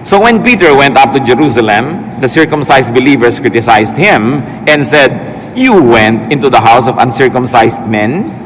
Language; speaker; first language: English; non-native, local second language; Filipino